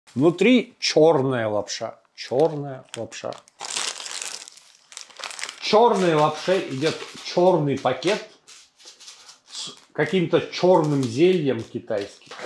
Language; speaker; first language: Russian; native; Russian